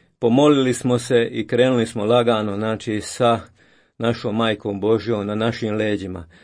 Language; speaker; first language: Croatian; native; Croatian